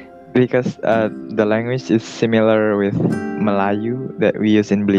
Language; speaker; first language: English; non-native, learner; Indonesian